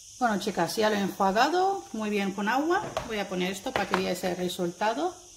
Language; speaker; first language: Spanish; non-native, fluent; Arabic